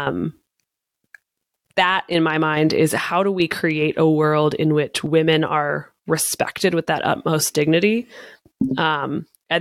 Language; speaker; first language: English; native; English